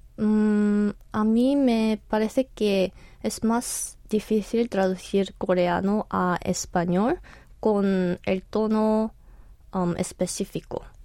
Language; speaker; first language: Spanish; non-native, fluent; Korean